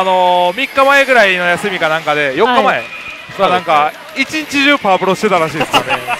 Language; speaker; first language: Japanese; native; Japanese